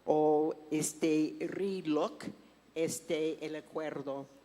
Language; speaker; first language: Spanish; non-native, fluent; English